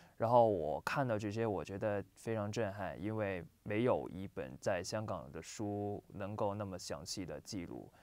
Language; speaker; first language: Chinese; non-native, local second language; Cantonese